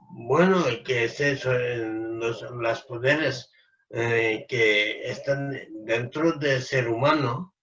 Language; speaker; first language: Spanish; non-native, fluent; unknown